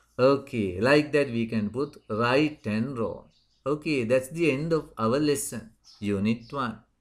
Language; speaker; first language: English; non-native, local second language; Sinhala